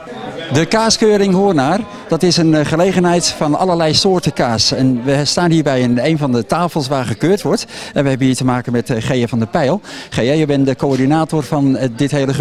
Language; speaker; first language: Dutch; native; Dutch